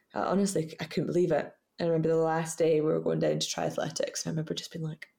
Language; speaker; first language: English; native; English